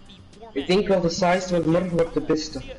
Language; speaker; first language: Dutch; native; Dutch